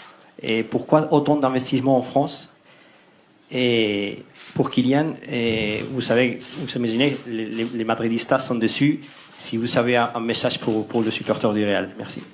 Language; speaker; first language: French; non-native, learner; Spanish